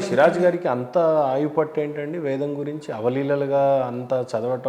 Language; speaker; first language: Telugu; native; Telugu